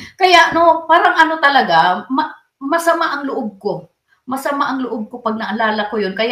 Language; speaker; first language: Filipino; non-native, local second language; Cebuano